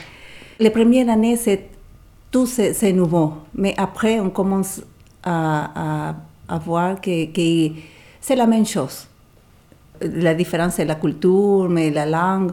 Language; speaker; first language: French; non-native, fluent; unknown